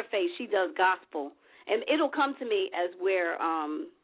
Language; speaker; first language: English; native; English